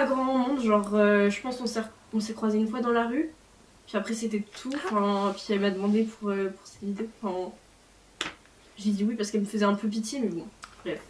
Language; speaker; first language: French; native; French